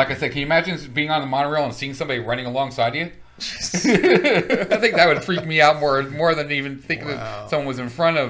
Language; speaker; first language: English; native; English